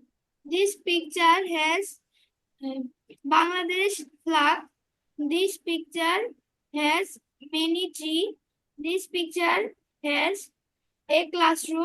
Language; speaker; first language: English; non-native, learner; Bangla